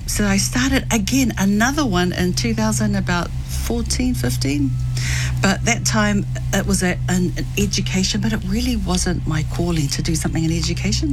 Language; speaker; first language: English; native; English